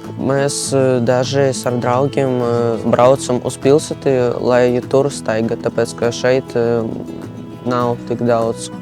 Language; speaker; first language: Latvian; non-native, local second language; Russian